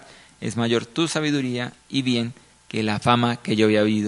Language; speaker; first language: Spanish; native; Spanish